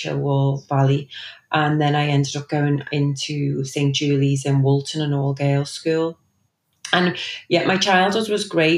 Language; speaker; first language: English; native; English